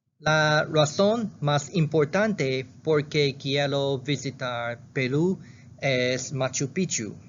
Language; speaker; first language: Spanish; non-native, learner; Chinese